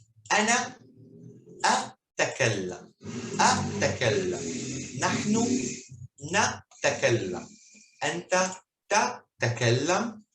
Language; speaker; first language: Arabic; non-native, fluent; Portuguese